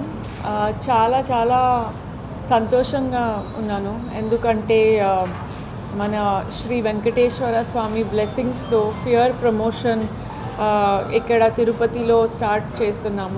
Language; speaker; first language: Telugu; non-native, fluent; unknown